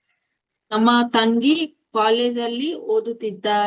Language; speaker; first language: Kannada; non-native, learner; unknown